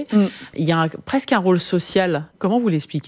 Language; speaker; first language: French; native; French